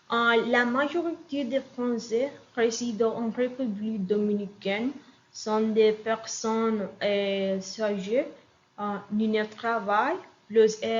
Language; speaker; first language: French; non-native, learner; Spanish